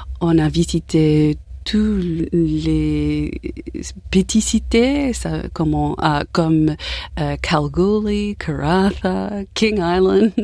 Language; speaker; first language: French; non-native, learner; English